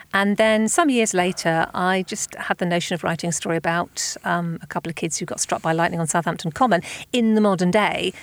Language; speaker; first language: English; native; English